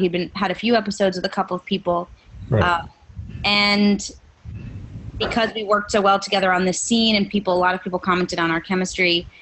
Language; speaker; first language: English; native; English